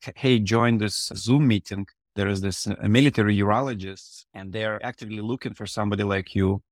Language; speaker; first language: English; non-native, fluent; Russian